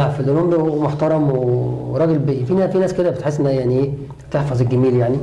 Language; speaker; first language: Arabic; native; Arabic